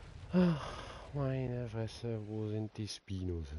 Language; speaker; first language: German; native; German